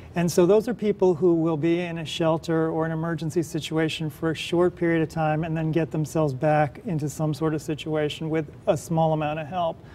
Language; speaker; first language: English; native; English